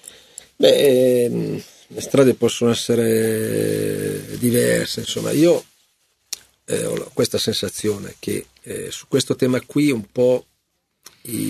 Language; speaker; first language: Italian; native; Italian